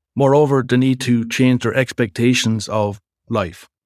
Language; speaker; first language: English; native; English